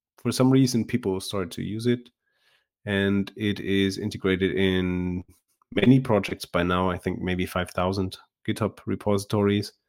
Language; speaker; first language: English; non-native, fluent; German